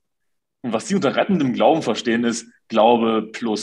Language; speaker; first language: German; native; German